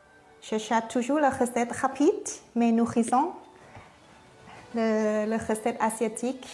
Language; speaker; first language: French; non-native, learner; Thai